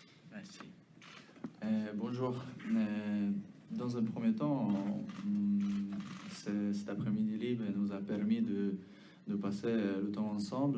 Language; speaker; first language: French; non-native, fluent; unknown